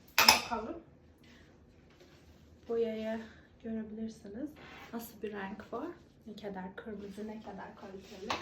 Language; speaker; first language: Turkish; non-native, learner; Persian